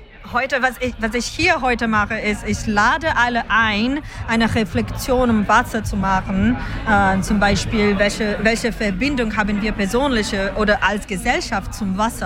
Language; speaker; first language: German; non-native, fluent; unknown